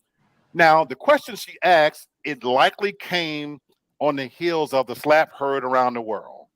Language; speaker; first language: English; native; English